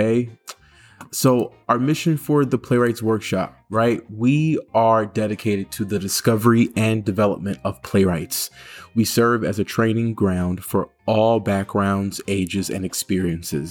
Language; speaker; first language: English; native; English